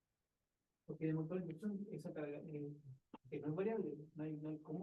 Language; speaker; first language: Spanish; native; Spanish